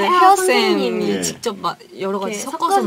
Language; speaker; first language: Korean; native; Korean